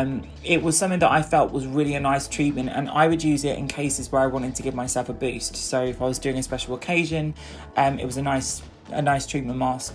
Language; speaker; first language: English; native; English